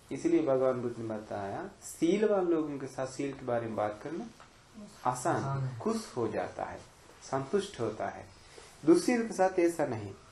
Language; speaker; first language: Hindi; non-native, fluent; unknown